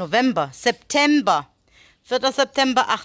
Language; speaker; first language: English; non-native, learner; German